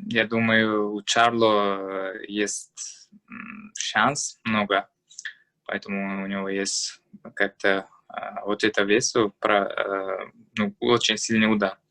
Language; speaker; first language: Russian; non-native, learner; Uzbek